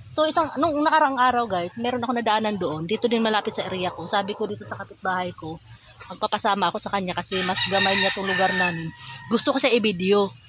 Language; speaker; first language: Filipino; non-native, local second language; Cebuano